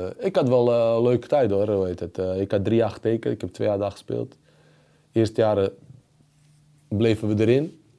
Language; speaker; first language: Dutch; early bilingual, other home language; Bosnian